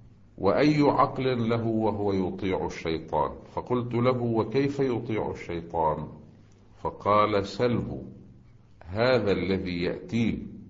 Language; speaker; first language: Arabic; native; Arabic